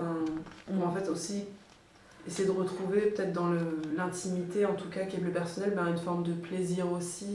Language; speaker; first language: French; native; French